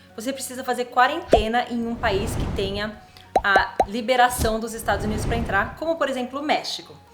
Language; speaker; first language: Portuguese; native; Portuguese